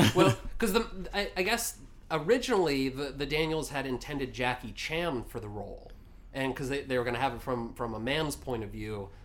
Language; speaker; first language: English; native; English